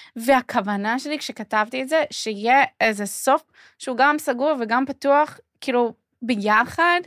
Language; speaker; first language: Hebrew; non-native, fluent; English